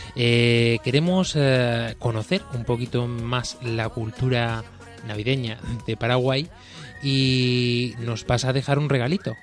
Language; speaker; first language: Spanish; native; Spanish